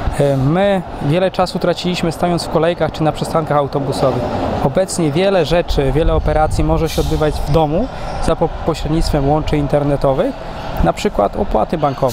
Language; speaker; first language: Polish; native; Polish